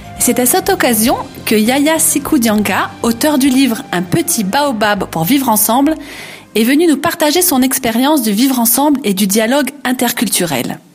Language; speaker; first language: French; native; French